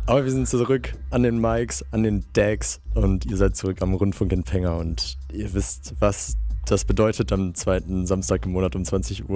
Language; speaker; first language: German; native; German